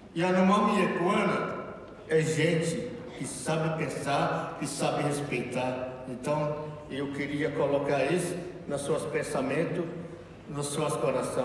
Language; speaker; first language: Portuguese; non-native, local second language; Yanomámi